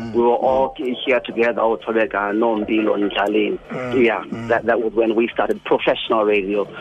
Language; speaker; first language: English; non-native, local second language; Xhosa